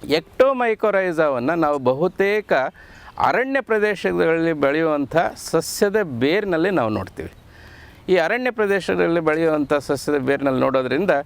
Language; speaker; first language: Kannada; native; Kannada